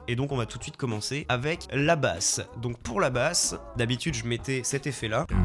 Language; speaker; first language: French; native; French